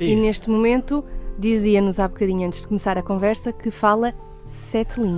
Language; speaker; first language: Portuguese; native; Portuguese